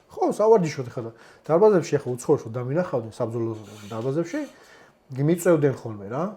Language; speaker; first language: Georgian; native; Georgian